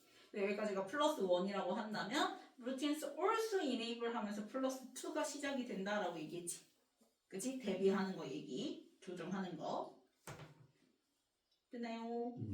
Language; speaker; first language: Korean; native; Korean